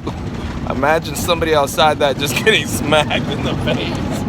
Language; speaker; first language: English; native; English